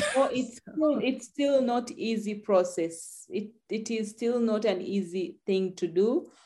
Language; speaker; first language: English; non-native, local second language; Swahili